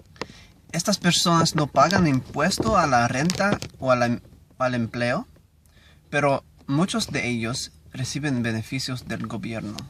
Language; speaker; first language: Spanish; non-native, learner; English